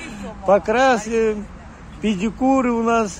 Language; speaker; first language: Russian; non-native, learner; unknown